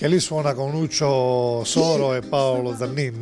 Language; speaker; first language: Italian; native; Italian